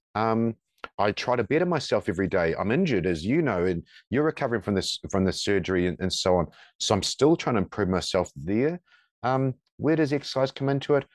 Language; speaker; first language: English; native; English